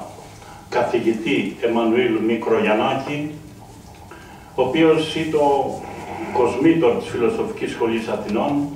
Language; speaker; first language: Greek; native; Greek